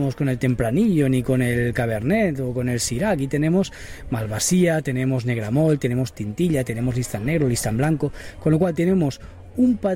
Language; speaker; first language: Spanish; native; Spanish